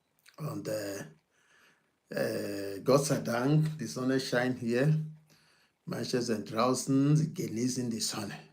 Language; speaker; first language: German; non-native, fluent; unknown